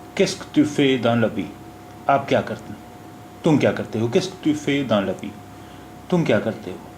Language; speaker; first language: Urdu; native; Urdu